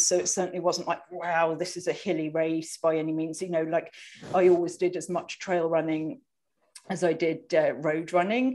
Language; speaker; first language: English; native; English